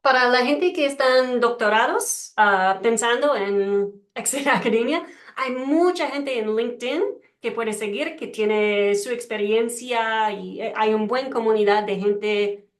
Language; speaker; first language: Spanish; non-native, learner; English